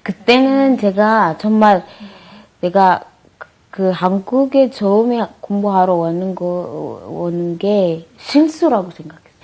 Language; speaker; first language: Korean; non-native, fluent; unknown